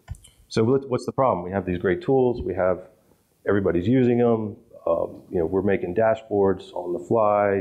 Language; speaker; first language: English; native; English